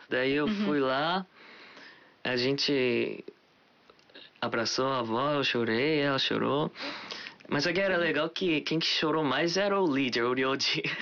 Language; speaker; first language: Portuguese; early bilingual, heritage; Portuguese